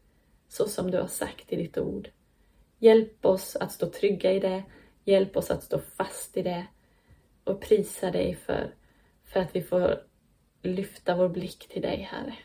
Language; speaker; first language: Swedish; native; Swedish